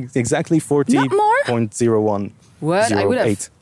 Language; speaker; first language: English; non-native, fluent; Bulgarian